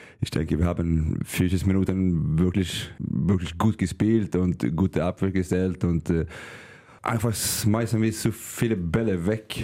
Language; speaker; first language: German; non-native, learner; Swedish